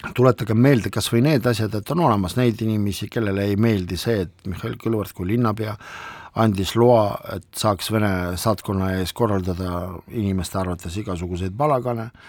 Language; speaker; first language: Estonian; non-native, local second language; Russian